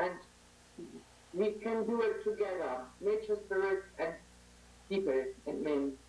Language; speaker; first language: English; non-native, learner; German